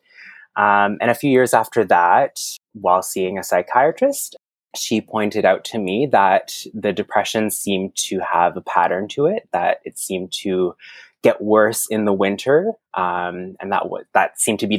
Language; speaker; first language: English; non-native, fluent; French